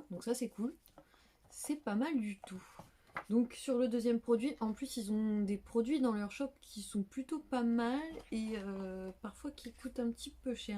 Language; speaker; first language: French; native; French